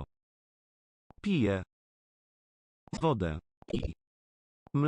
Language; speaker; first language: Polish; non-native, learner; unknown